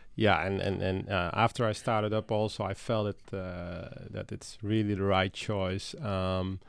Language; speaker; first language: English; non-native, fluent; Dutch